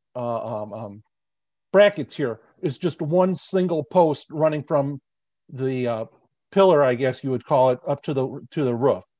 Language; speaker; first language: English; native; English